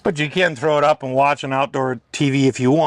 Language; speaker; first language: English; native; English